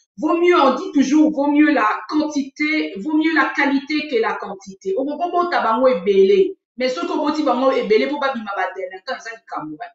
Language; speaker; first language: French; non-native, local second language; Lingala